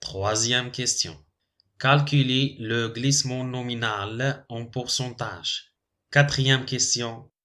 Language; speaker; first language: French; non-native, local second language; Arabic